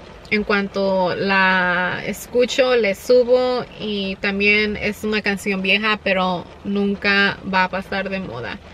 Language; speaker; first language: Spanish; early bilingual, heritage; Spanish